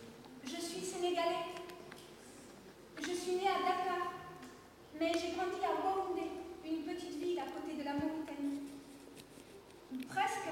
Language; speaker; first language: French; non-native, learner; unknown